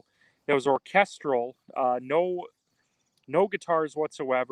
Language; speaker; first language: English; native; English